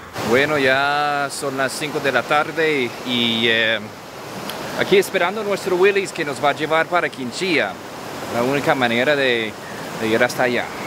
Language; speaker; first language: Spanish; non-native, fluent; English